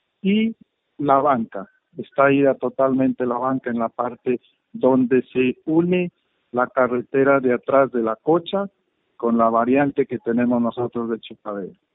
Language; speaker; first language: Spanish; native; Spanish